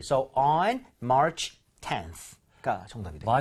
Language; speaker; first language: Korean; native; Korean